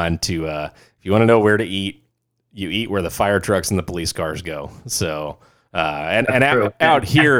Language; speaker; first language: English; native; English